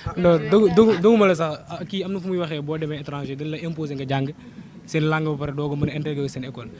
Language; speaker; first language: Wolof; non-native, local second language; Fula